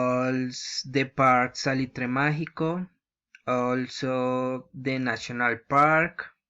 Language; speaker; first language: English; non-native, learner; Spanish